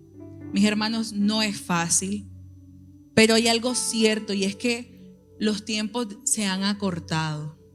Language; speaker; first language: Spanish; native; Spanish